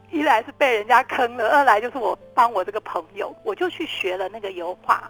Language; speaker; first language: Chinese; native; Chinese